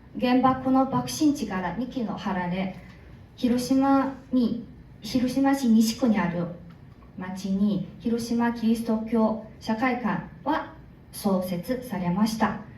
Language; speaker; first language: Japanese; non-native, fluent; Korean